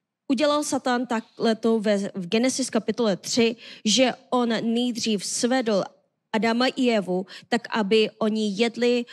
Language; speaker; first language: Czech; non-native, learner; Korean